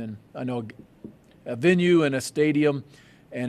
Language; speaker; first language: English; native; English